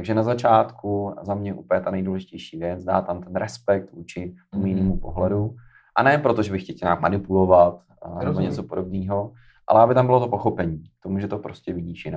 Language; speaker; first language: Czech; native; Czech